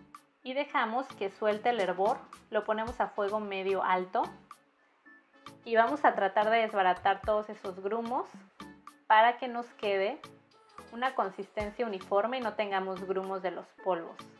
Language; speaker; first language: Spanish; native; Spanish